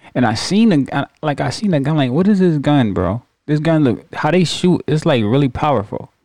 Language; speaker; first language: English; native; English